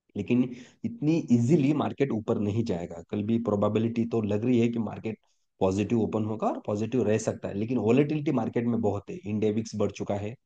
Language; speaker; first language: Hindi; non-native, local second language; Marathi